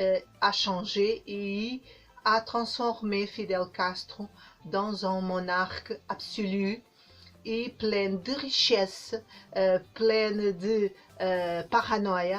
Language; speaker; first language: French; non-native, learner; Portuguese